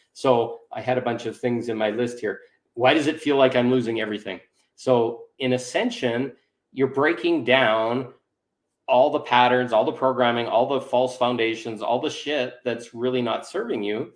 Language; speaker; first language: English; native; English